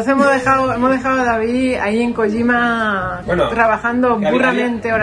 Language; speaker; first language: Spanish; native; Spanish